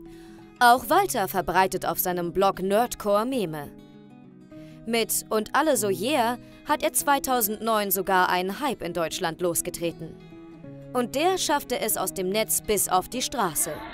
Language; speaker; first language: German; native; German